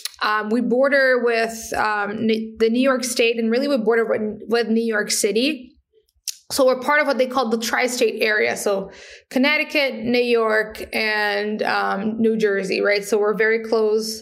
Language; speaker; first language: English; non-native, fluent; Portuguese